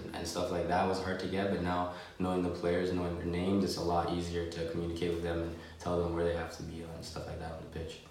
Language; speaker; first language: English; native; English